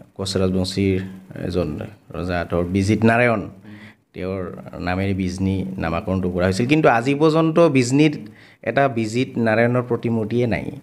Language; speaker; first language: Assamese; native; Assamese